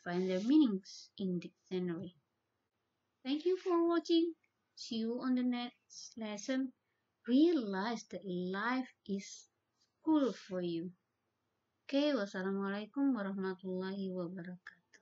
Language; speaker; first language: English; non-native, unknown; Indonesian